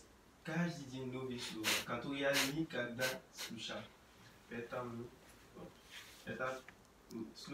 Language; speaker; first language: Russian; non-native, learner; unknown